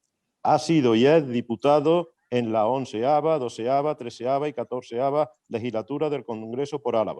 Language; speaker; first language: Spanish; native; Spanish